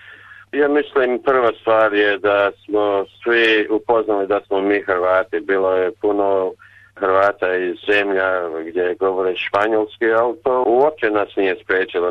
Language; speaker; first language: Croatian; early bilingual, heritage; Croatian